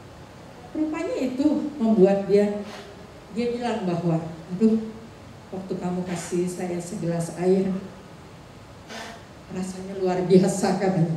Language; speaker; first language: Indonesian; native; Indonesian